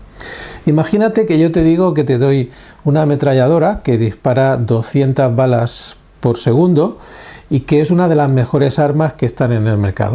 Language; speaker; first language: Spanish; native; Spanish